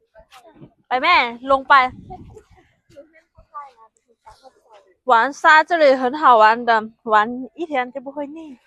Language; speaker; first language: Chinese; non-native, fluent; Lao